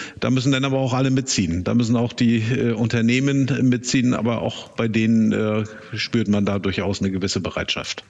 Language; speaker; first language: German; native; German